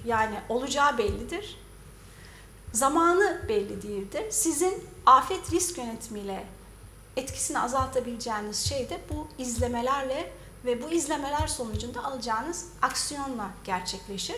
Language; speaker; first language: Turkish; native; Turkish